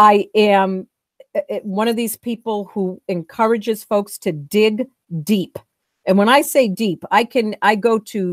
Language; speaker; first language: English; native; English